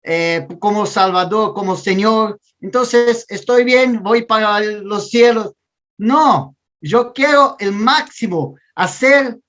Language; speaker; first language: Spanish; non-native, learner; Portuguese